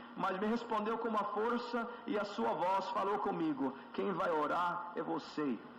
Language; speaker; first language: Portuguese; non-native, fluent; English